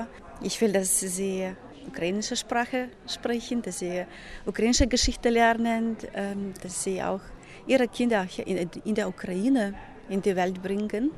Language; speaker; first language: German; non-native, fluent; Ukrainian